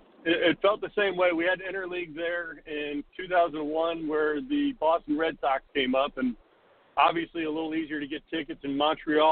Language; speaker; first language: English; native; English